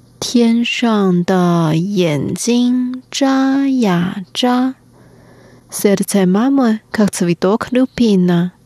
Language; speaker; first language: Russian; non-native, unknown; Chinese